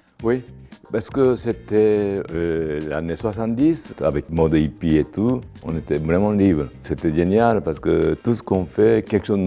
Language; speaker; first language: French; non-native, fluent; Japanese